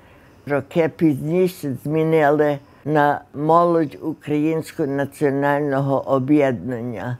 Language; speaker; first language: Ukrainian; early bilingual, heritage; Ukrainian